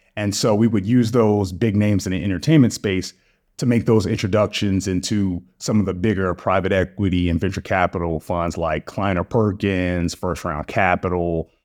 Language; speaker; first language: English; native; English